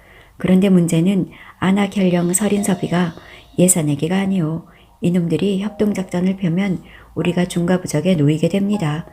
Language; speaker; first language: Korean; native; Korean